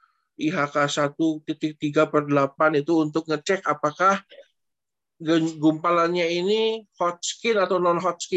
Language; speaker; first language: Indonesian; native; Indonesian